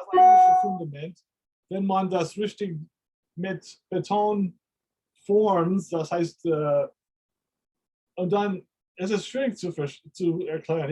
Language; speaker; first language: German; non-native, fluent; English